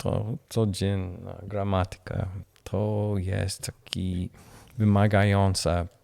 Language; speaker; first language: Polish; non-native, learner; English